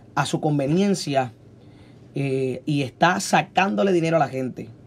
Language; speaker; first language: Spanish; native; Spanish